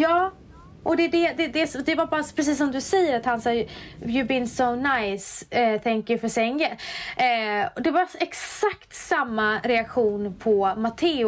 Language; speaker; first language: Swedish; native; Swedish